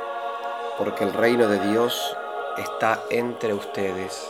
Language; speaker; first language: Spanish; native; Spanish